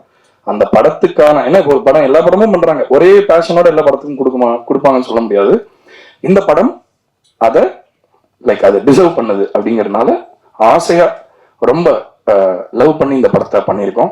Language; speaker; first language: Tamil; native; Tamil